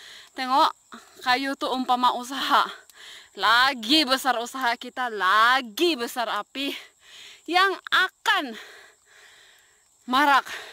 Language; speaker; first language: Malay; non-native, local second language; Central Dusun